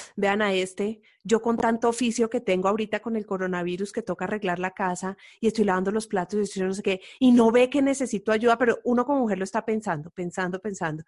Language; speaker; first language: Spanish; native; Spanish